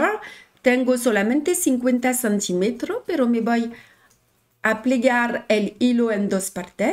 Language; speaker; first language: Spanish; non-native, learner; French